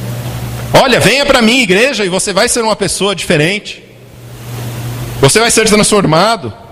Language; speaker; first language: Portuguese; native; Portuguese